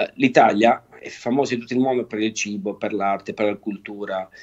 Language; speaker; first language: Italian; native; Italian